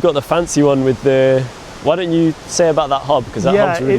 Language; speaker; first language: English; native; English